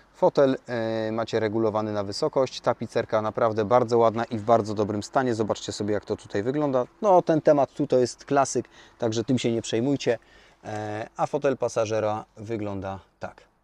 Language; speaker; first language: Polish; native; Polish